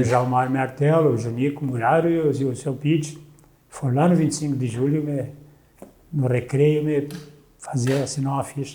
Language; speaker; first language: Portuguese; native; Portuguese